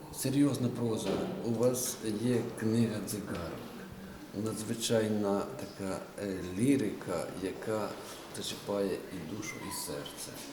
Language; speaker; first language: Ukrainian; native; Ukrainian